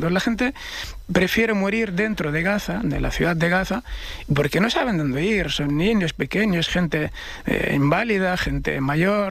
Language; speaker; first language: Spanish; non-native, fluent; Arabic